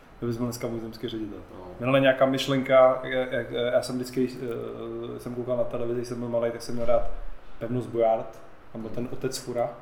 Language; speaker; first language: Czech; native; Czech